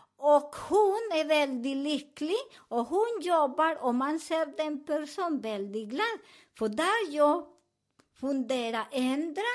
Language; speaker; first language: Swedish; non-native, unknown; Spanish